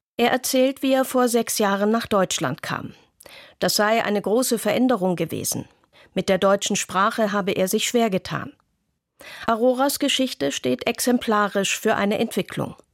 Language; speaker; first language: German; native; German